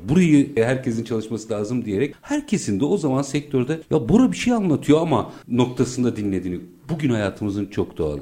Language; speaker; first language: Turkish; native; Turkish